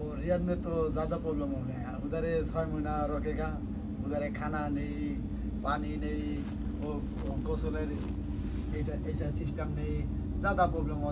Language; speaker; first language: Hindi; non-native, learner; Bangla